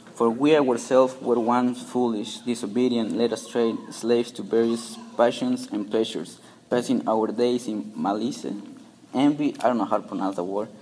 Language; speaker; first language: English; non-native, fluent; Spanish